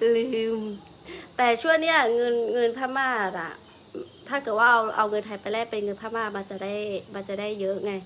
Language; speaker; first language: Thai; non-native, local second language; Lahu